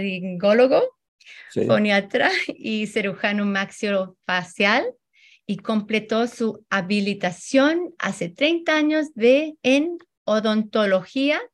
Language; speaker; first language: Spanish; early bilingual, heritage; Spanish